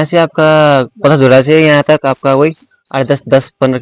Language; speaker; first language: Hindi; non-native, local second language; Nepali